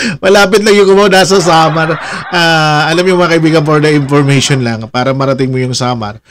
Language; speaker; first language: Filipino; non-native, local second language; Waray